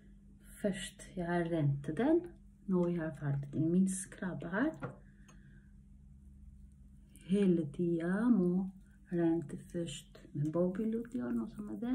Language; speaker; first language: Swedish; non-native, learner; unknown